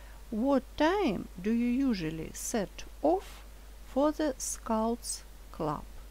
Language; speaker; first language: English; non-native, fluent; Russian